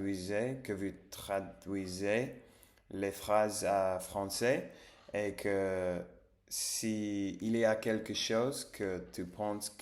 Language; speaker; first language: French; non-native, learner; English